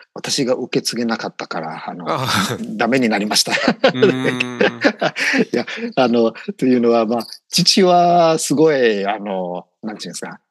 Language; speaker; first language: Japanese; non-native, fluent; English